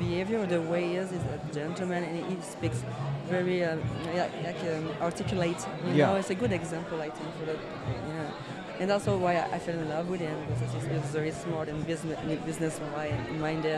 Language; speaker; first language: English; non-native, fluent; French